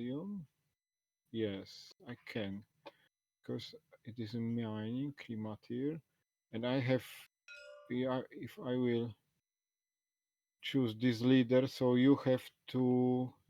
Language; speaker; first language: English; non-native, learner; Polish